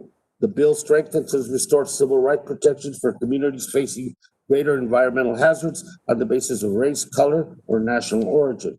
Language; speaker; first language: English; native; English